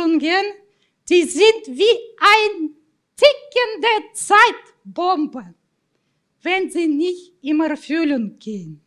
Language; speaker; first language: German; non-native, fluent; Russian